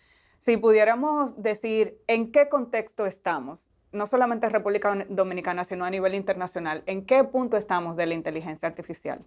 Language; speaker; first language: Spanish; native; Spanish